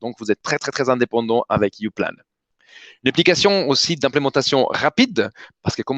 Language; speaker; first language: French; native; French